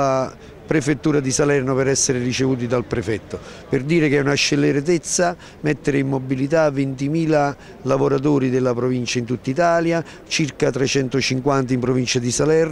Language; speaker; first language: Italian; native; Italian